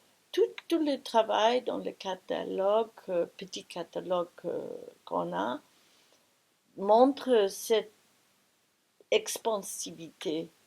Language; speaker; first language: French; non-native, fluent; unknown